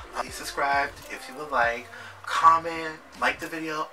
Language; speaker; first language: English; native; English